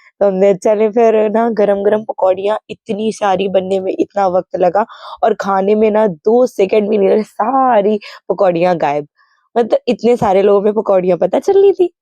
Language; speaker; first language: Hindi; native; Hindi